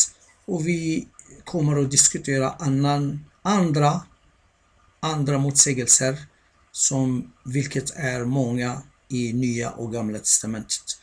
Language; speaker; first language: Swedish; non-native, fluent; Arabic